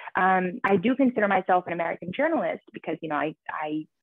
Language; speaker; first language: English; early bilingual, other home language; Persian